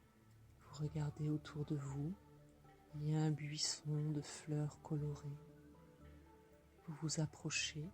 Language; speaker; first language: French; native; French